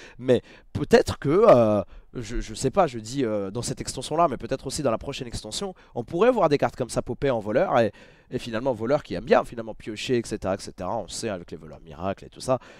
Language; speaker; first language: French; native; French